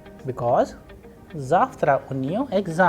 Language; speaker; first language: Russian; non-native, fluent; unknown